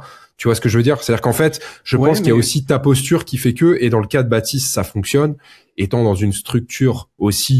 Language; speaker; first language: French; native; French